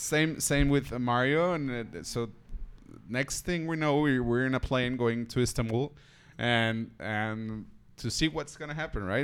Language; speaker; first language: English; non-native, fluent; Spanish